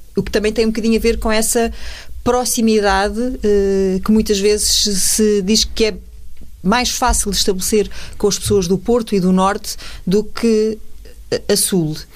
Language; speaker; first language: Portuguese; native; Portuguese